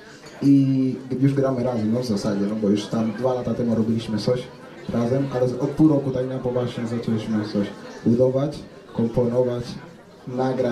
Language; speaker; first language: Polish; non-native, fluent; Spanish